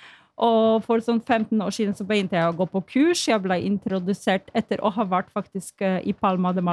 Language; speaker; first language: Norwegian; non-native, fluent; Polish